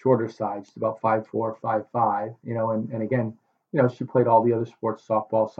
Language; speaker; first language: English; native; English